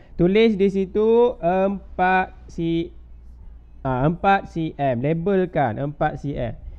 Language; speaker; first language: Malay; native; Malay